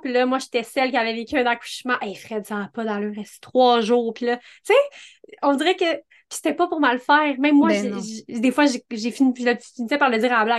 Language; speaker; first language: French; native; French